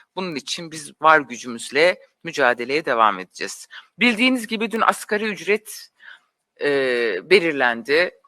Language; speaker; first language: Turkish; non-native, local second language; Kurdish